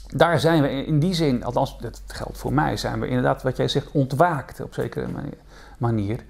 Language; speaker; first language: Dutch; native; Dutch